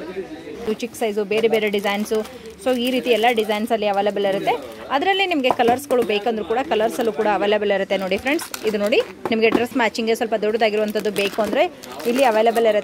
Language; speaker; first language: Kannada; native; Kannada